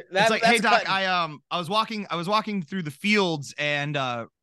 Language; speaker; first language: English; native; English